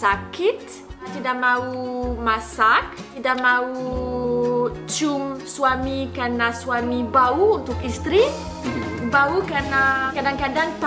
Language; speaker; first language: Indonesian; non-native, learner; English